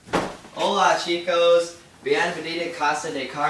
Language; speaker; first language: Spanish; non-native, learner; English